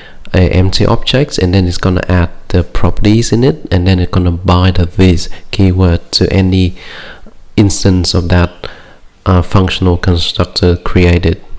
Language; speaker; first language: English; non-native, fluent; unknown